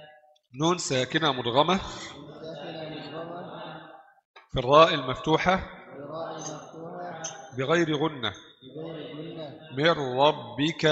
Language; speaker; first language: Arabic; non-native, fluent; Indonesian